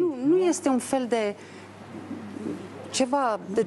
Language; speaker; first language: Romanian; non-native, fluent; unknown